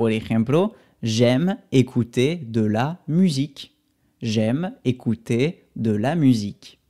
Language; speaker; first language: French; non-native, fluent; Spanish